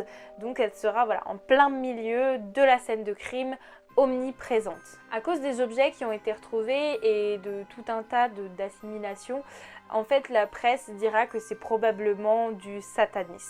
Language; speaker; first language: French; native; French